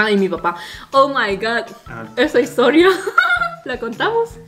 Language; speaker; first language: Spanish; native; Spanish